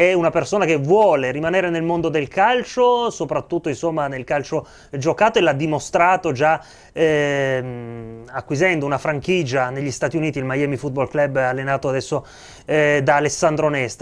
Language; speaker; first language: Italian; native; Italian